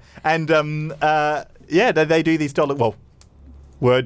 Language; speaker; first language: English; native; English